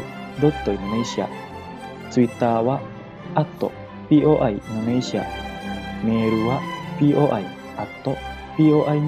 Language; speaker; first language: Japanese; non-native, fluent; Indonesian